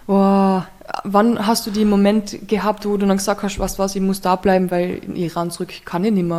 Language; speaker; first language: German; native; German